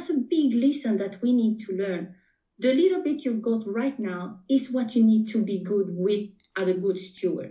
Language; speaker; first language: English; non-native, fluent; French